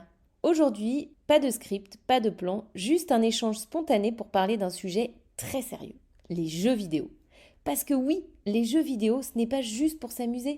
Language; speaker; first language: French; native; French